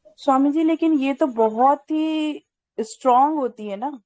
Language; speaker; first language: Hindi; native; Hindi